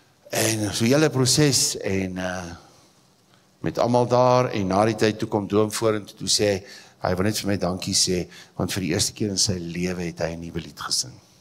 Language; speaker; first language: Afrikaans; native; Afrikaans